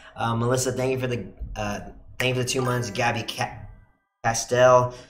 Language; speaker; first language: English; native; English